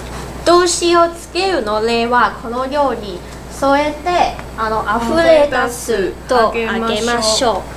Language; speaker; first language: Japanese; non-native, learner; Cantonese